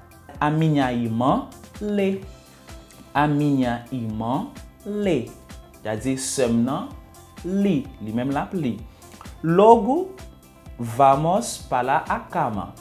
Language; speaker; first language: Portuguese; non-native, learner; Haitian Creole